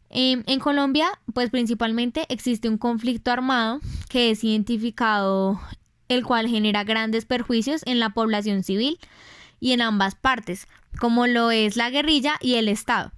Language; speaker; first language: Spanish; native; Spanish